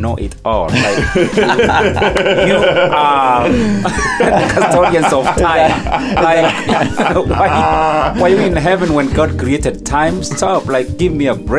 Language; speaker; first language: English; non-native, local second language; Meru